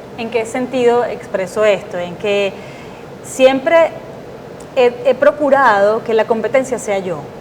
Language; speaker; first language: Spanish; native; Spanish